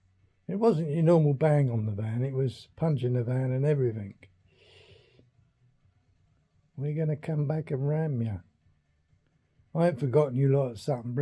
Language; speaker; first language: English; native; English